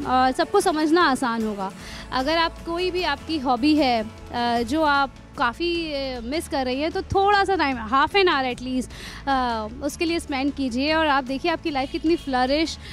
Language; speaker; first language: Hindi; native; Hindi